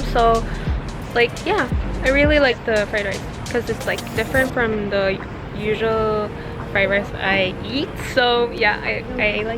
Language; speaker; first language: English; non-native, fluent; Mongolian